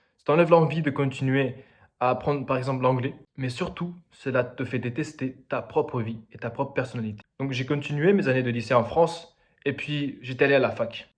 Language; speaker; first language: French; non-native, fluent; Spanish